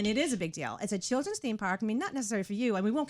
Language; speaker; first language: English; native; English